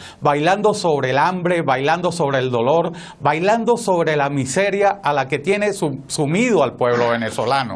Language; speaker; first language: Spanish; native; Spanish